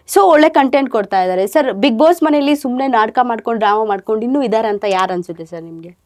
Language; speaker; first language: Kannada; native; Kannada